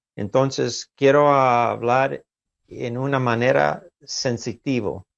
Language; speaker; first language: Spanish; non-native, learner; English